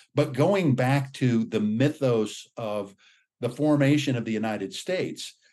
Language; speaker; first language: English; native; English